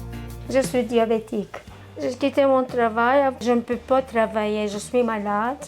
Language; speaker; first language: French; non-native, local second language; Arabic